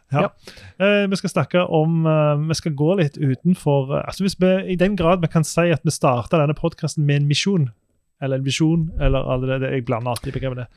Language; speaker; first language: Norwegian; native; Norwegian